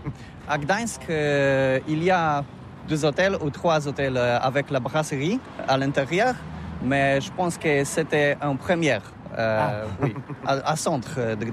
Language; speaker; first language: French; non-native, learner; Polish